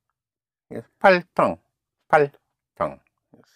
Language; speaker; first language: French; non-native, fluent; English